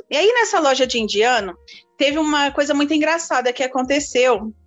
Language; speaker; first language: Portuguese; native; Portuguese